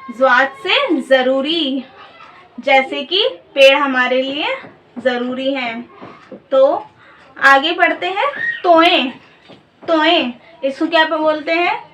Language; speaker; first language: Urdu; native; Urdu